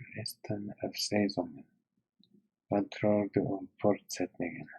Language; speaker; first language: Swedish; non-native, learner; English